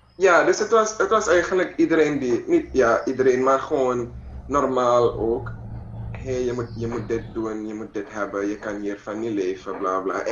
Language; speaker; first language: Dutch; native; Dutch